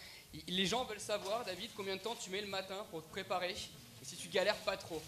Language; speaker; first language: French; native; French